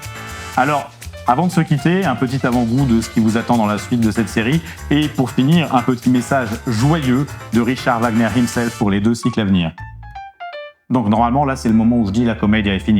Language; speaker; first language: French; native; French